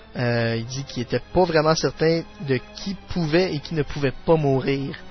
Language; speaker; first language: French; native; French